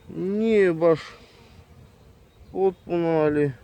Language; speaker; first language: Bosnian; non-native, learner; Russian